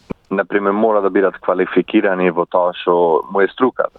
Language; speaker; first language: Macedonian; early bilingual, heritage; Macedonian